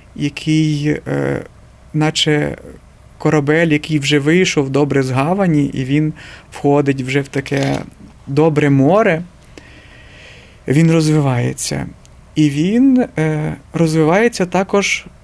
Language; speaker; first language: Ukrainian; native; Ukrainian